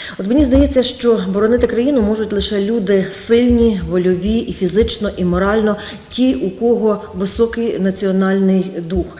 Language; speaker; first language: Ukrainian; native; Ukrainian